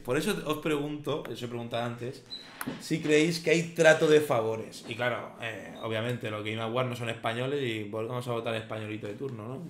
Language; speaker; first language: Spanish; native; Spanish